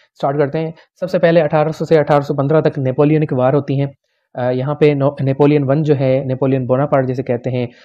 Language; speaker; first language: Urdu; non-native, local second language; Punjabi